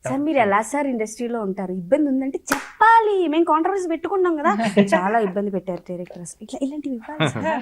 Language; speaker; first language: Telugu; native; Telugu